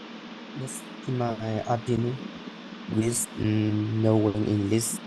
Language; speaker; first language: English; non-native, learner; Vietnamese